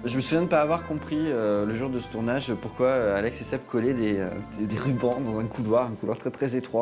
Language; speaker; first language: French; native; French